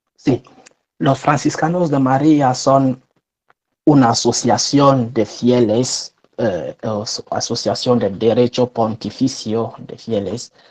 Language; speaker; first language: Spanish; non-native, fluent; French